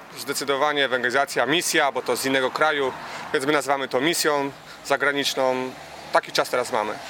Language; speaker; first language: Polish; native; Polish